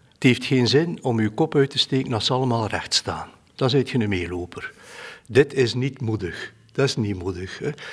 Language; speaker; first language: Dutch; native; Dutch